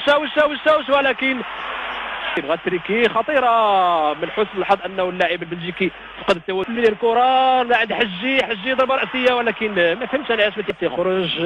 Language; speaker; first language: Arabic; native; Arabic